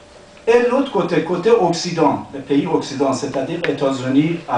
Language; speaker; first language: French; non-native, learner; Persian